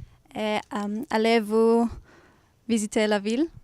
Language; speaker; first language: French; non-native, learner; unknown